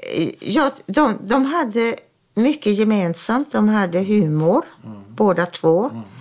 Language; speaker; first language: Swedish; early bilingual, other home language; German